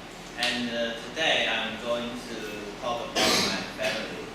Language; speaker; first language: English; non-native, learner; Chinese